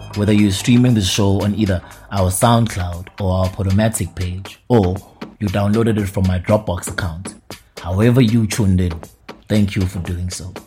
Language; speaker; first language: English; non-native, local second language; Zulu